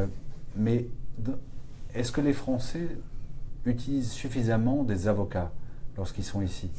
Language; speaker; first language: French; native; French